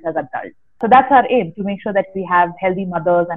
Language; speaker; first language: English; non-native, local second language; Kannada